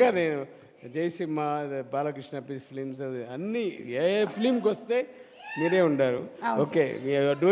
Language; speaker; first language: Telugu; non-native, learner; Tamil